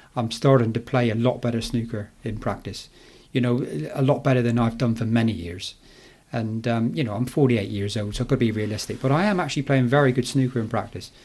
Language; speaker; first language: English; native; English